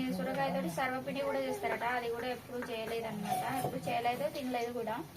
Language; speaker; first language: Telugu; native; Telugu